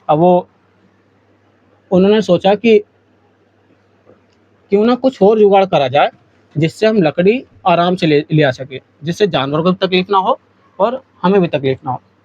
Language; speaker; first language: Hindi; native; Hindi